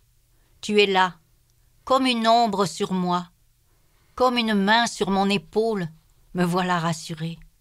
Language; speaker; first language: French; native; French